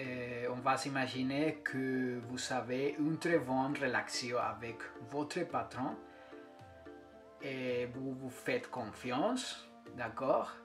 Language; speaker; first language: French; non-native, fluent; Spanish